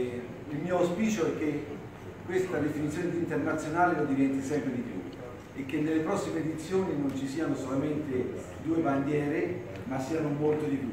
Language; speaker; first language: Italian; native; Italian